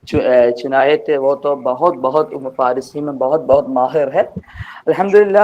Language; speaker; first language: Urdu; non-native, learner; Persian